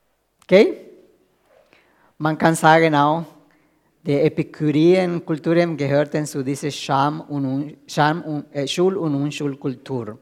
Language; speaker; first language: German; non-native, fluent; Spanish